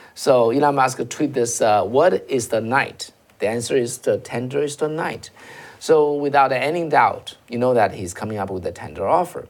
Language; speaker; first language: English; non-native, fluent; Chinese